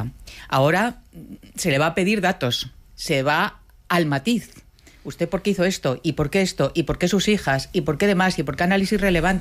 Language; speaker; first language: Spanish; native; Spanish